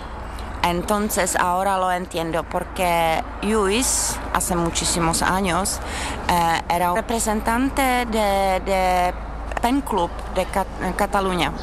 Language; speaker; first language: Spanish; non-native, fluent; Czech